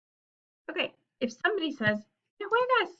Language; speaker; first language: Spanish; non-native, learner; English